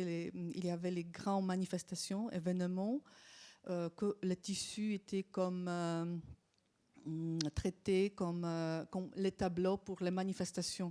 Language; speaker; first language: French; non-native, fluent; Polish